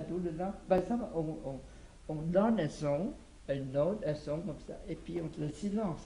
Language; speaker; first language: French; non-native, fluent; Vietnamese